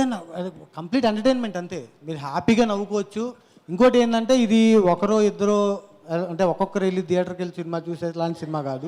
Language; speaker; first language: Telugu; native; Telugu